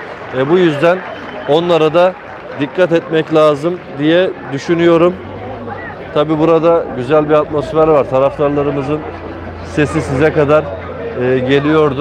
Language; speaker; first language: Turkish; native; Turkish